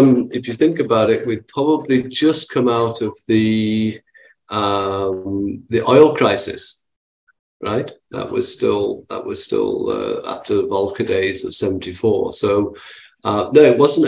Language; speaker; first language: English; native; English